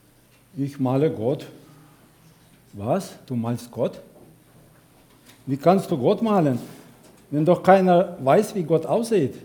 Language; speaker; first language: German; non-native, fluent; Russian